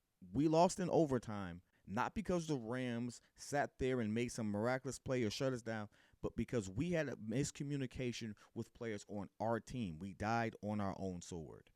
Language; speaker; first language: English; native; English